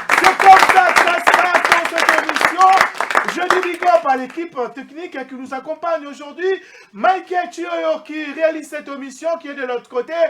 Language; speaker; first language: French; non-native, local second language; Lingala